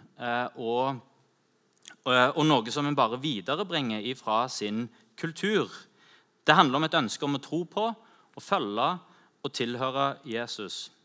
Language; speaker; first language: Norwegian; native; Norwegian